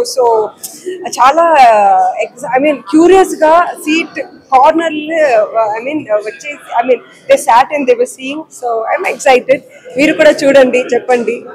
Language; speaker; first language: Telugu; non-native, learner; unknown